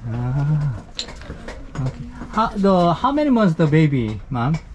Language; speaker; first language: English; non-native, learner; Korean